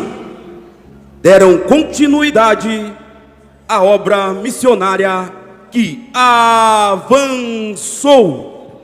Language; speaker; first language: Portuguese; native; Portuguese